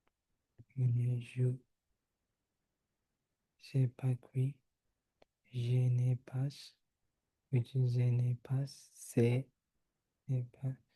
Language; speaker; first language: French; non-native, learner; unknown